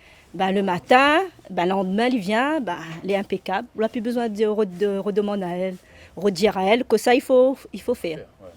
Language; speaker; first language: French; non-native, local second language; Réunion Creole French